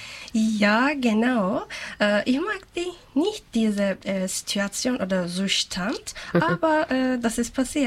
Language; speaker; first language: German; non-native, learner; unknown